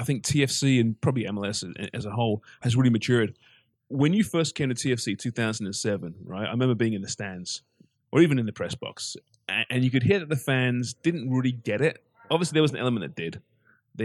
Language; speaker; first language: English; native; English